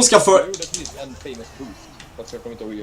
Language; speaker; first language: Swedish; native; Swedish